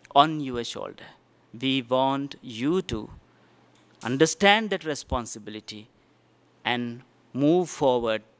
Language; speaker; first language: English; non-native, local second language; Sinhala